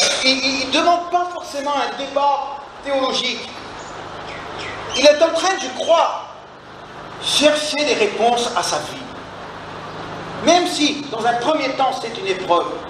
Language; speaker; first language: French; native; French